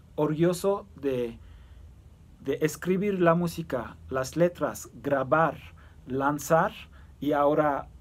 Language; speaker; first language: Spanish; early bilingual, other home language; Turkish